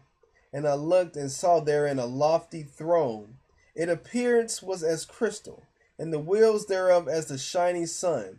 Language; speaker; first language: English; native; English